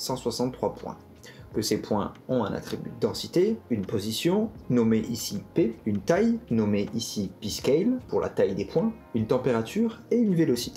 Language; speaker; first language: French; native; French